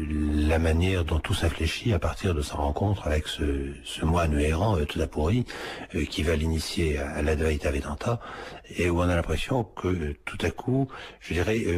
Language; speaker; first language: French; native; French